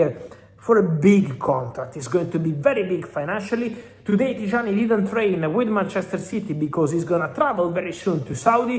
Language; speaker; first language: English; non-native, fluent; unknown